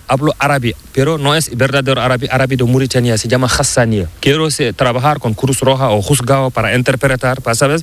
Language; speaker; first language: Spanish; non-native, learner; Fula